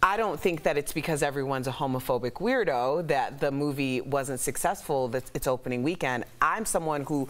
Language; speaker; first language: English; native; English